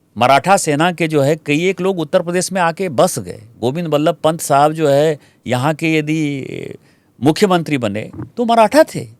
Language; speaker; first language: Hindi; native; Hindi